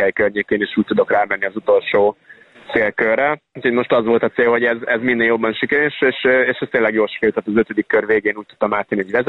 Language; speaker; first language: Hungarian; native; Hungarian